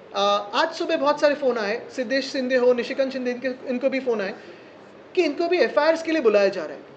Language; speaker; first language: Hindi; non-native, local second language; Marathi